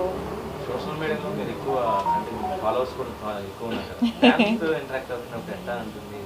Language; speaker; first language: Telugu; native; Telugu